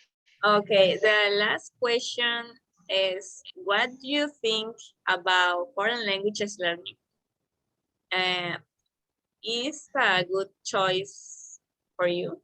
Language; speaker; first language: English; non-native, learner; Spanish